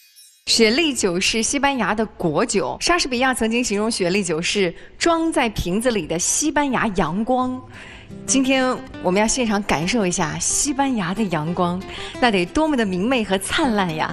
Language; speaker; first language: Chinese; native; Chinese